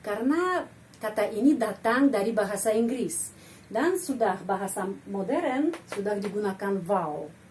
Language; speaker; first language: Indonesian; non-native, fluent; Russian